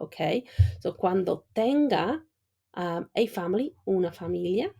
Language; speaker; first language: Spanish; non-native, fluent; English